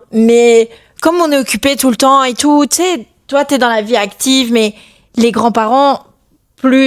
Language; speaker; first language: French; native; French